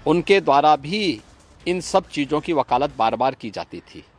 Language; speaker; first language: Hindi; native; Hindi